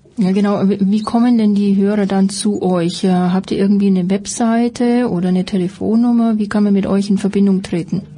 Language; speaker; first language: German; native; German